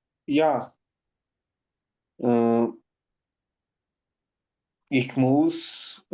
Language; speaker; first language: German; non-native, learner; Portuguese